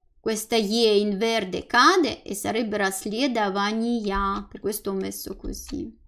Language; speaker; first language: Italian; non-native, fluent; Russian